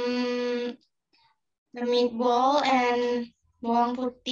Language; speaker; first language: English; non-native, learner; Indonesian